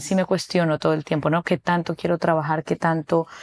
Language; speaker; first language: Spanish; native; Spanish